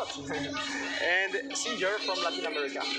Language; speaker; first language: English; non-native, learner; French